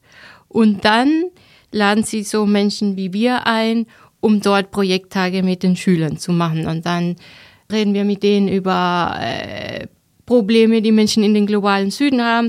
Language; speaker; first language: German; non-native, fluent; Spanish